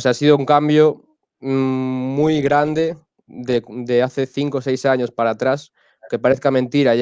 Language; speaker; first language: Spanish; native; Spanish